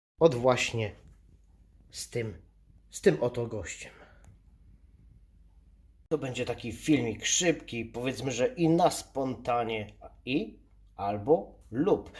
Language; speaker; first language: Polish; native; Polish